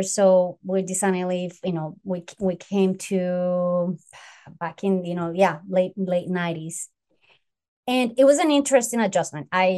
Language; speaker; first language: English; non-native, fluent; Spanish